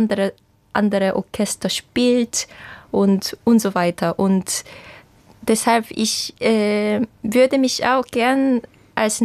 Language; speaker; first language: German; non-native, fluent; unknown